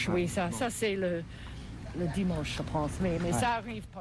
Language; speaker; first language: French; non-native, learner; English